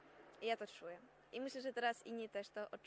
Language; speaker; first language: Polish; non-native, fluent; Russian